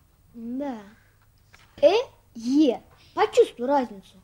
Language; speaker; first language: Russian; native; Russian